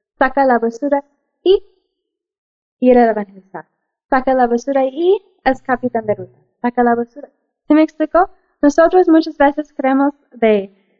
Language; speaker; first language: Spanish; non-native, fluent; English